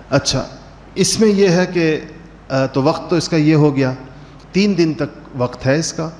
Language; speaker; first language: Urdu; native; Urdu